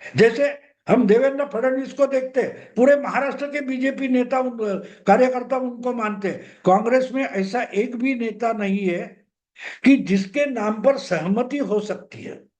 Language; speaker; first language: Hindi; non-native, local second language; Marathi